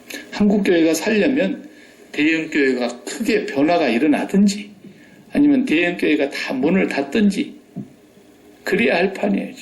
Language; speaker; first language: Korean; native; Korean